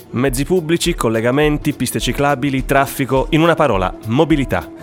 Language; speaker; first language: Italian; native; Italian